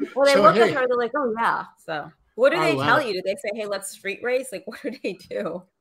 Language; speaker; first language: English; early bilingual, other home language; Portuguese